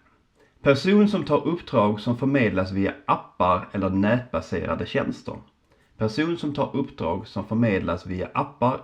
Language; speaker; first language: Swedish; native; Swedish